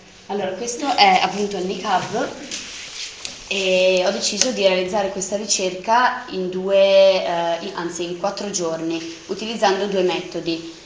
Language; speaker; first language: Italian; native; Italian